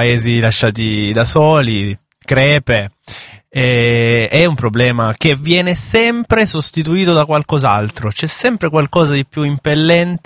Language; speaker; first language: Italian; native; Italian